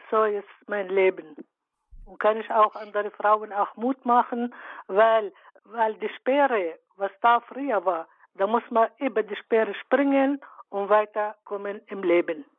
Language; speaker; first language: German; early bilingual, other home language; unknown